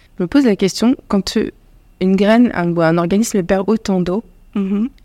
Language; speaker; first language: French; non-native, local second language; Arabic